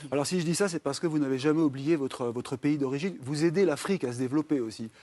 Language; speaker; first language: French; native; French